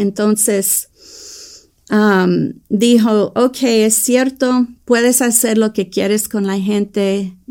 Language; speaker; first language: Spanish; early bilingual, heritage; English